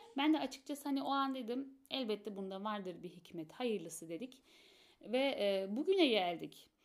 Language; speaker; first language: Turkish; early bilingual, heritage; Turkish